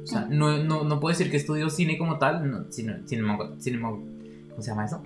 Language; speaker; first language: Spanish; native; Spanish